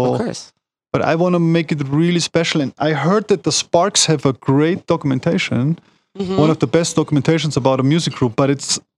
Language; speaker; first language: English; non-native, fluent; German